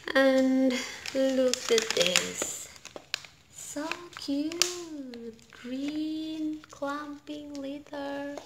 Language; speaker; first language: English; non-native, learner; Indonesian